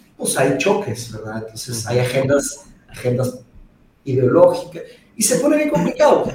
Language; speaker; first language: Spanish; early bilingual, other home language; Portuguese